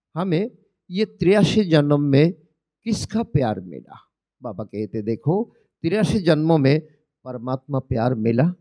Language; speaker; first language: Hindi; non-native, local second language; Bangla